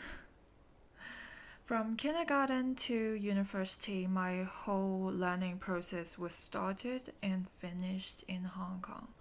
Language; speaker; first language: English; non-native, local second language; Cantonese